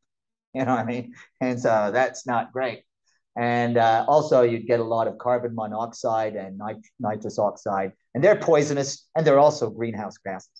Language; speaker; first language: English; native; English